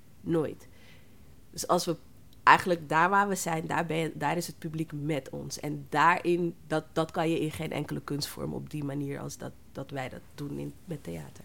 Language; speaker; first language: Dutch; native; Dutch